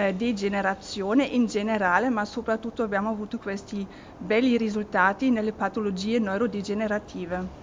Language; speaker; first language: Italian; non-native, fluent; German